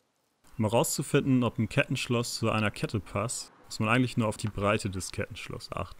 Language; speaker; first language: German; native; German